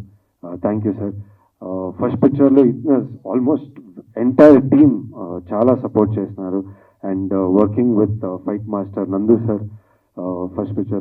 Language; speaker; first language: Telugu; non-native, learner; Kannada